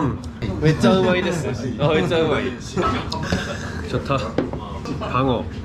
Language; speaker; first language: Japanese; non-native, fluent; Korean